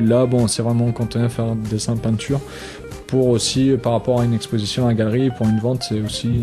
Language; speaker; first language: French; native; French